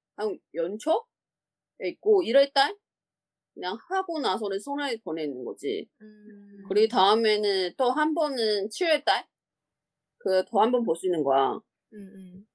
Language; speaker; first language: Korean; non-native, learner; Chinese